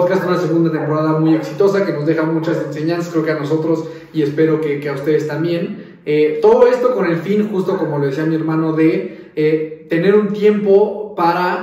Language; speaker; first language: Spanish; native; Spanish